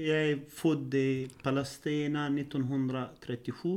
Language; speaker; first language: Swedish; non-native, fluent; Arabic